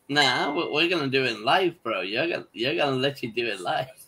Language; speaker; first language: English; native; English